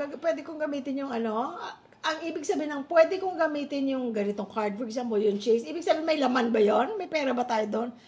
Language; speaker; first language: Filipino; native; Filipino